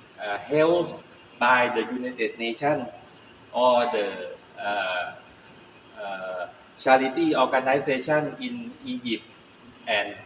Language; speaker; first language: English; non-native, learner; Thai